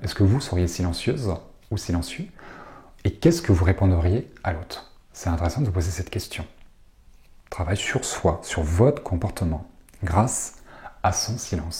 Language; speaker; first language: French; native; French